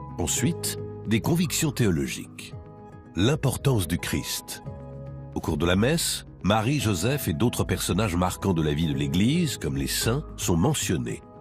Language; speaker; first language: French; native; French